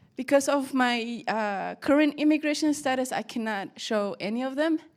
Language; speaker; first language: English; early bilingual, other home language; Spanish